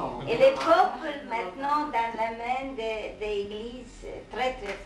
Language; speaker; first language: French; non-native, fluent; Hungarian